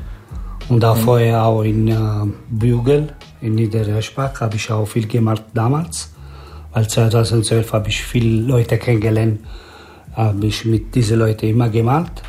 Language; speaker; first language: German; non-native, learner; Italian